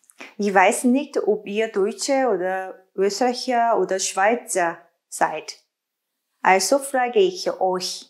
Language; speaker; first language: German; non-native, learner; Korean